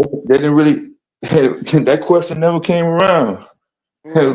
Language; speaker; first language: English; native; English